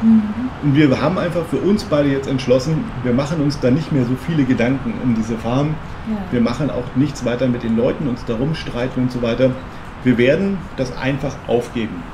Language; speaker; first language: German; native; German